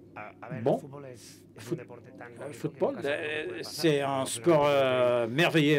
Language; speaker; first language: French; non-native, fluent; Spanish